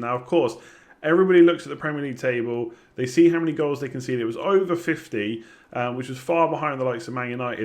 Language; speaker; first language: English; native; English